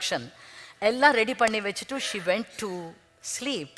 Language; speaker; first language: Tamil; native; Tamil